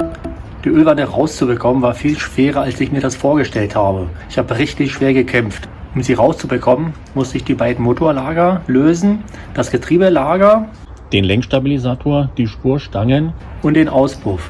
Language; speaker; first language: German; native; German